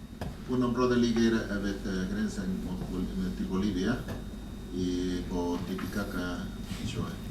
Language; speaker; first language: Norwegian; non-native, learner; Spanish